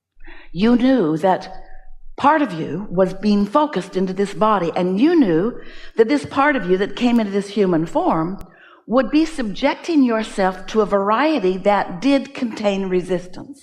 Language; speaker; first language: English; native; English